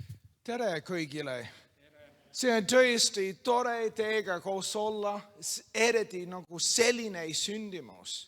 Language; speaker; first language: Estonian; non-native, learner; English